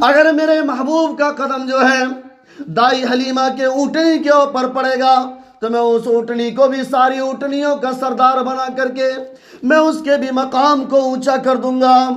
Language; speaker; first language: Urdu; native; Urdu